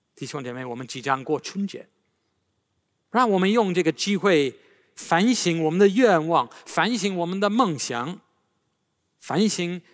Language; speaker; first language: Chinese; non-native, fluent; English